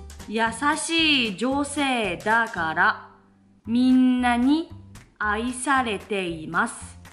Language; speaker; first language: Japanese; non-native, fluent; French